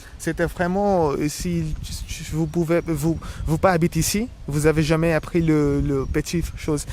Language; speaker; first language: French; non-native, learner; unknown